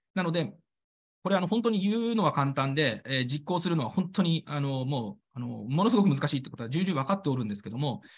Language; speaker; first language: Japanese; native; Japanese